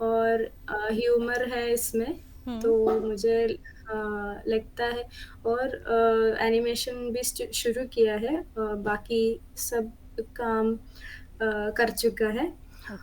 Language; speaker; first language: Hindi; non-native, local second language; Malayalam